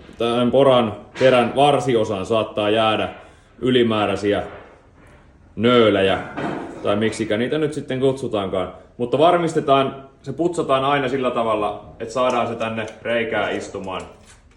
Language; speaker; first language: Finnish; native; Finnish